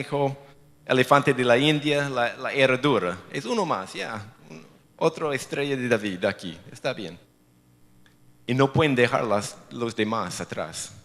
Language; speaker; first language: Spanish; non-native, fluent; English